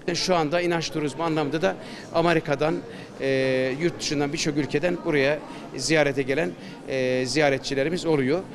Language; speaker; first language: Turkish; native; Turkish